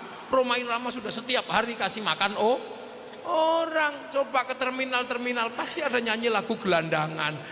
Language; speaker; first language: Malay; non-native, local second language; Javanese